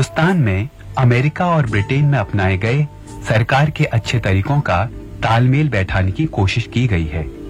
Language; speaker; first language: Hindi; native; Hindi